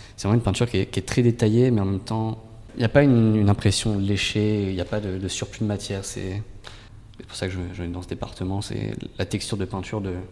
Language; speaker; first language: French; native; French